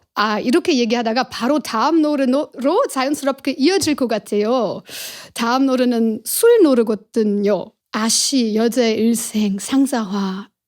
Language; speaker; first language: Korean; non-native, fluent; German